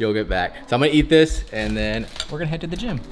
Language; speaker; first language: English; native; English